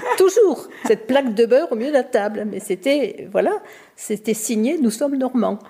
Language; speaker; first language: French; native; French